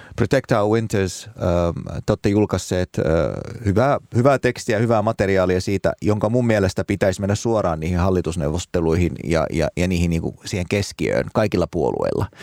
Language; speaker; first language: Finnish; early bilingual, other home language; Arabic